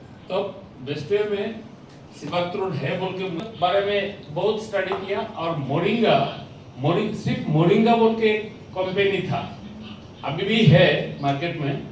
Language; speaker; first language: Hindi; non-native, local second language; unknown